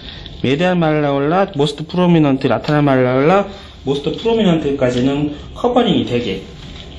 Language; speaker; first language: Korean; native; Korean